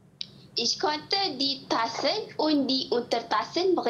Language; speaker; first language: German; non-native, learner; Malay